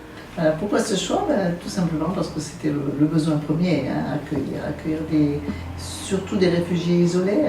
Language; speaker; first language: French; native; French